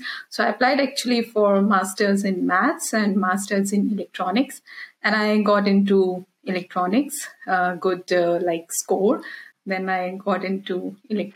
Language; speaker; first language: English; non-native, local second language; Hindi